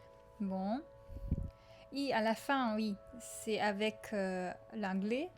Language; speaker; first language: French; non-native, fluent; Japanese